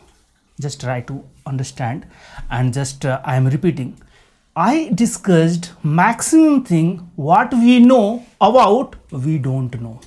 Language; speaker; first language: English; non-native, local second language; Hindi